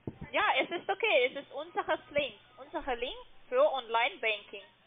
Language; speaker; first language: German; non-native, learner; Russian